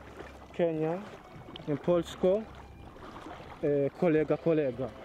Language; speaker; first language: Polish; non-native, learner; Swahili